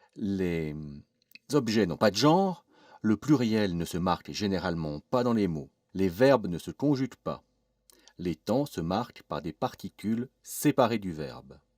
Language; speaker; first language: French; native; French